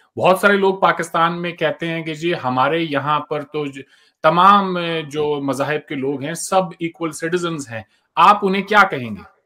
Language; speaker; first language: Hindi; native; Hindi